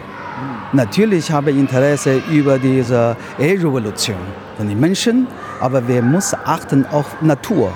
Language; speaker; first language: German; non-native, learner; Chinese